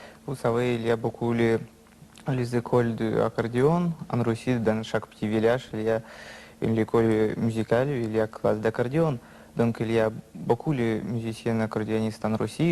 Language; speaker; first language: French; non-native, learner; Russian